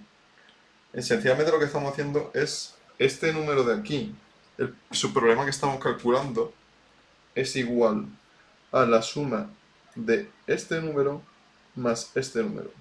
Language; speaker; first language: Spanish; native; Spanish